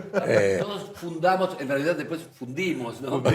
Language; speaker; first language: Spanish; native; Spanish